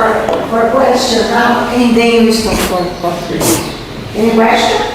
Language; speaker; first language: English; non-native, fluent; Portuguese